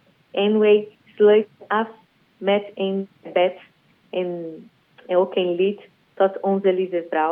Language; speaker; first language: Dutch; non-native, learner; Portuguese